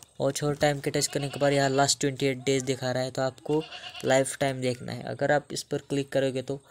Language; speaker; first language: Hindi; non-native, local second language; Marathi